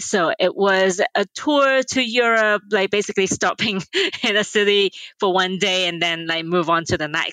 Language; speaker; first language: English; non-native, local second language; Cantonese